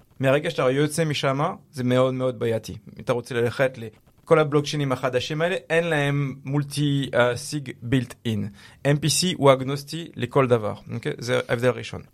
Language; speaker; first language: Hebrew; non-native, fluent; French